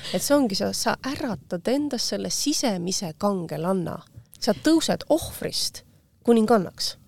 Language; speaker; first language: Estonian; native; Estonian